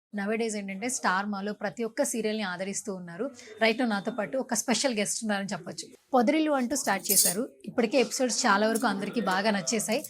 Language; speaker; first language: Telugu; native; Telugu